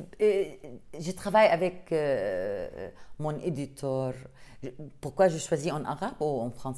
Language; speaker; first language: French; non-native, learner; Arabic